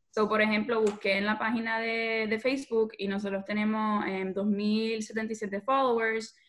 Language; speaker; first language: Spanish; native; Spanish